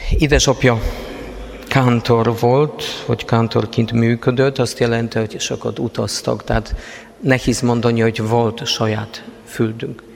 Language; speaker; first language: Hungarian; non-native, fluent; Polish